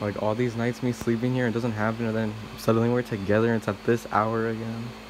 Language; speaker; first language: English; early bilingual, other home language; Spanish